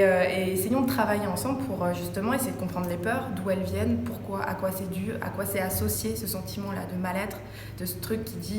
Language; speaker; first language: French; native; French